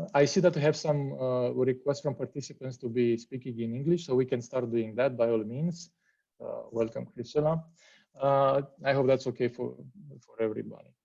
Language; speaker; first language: English; non-native, fluent; Romanian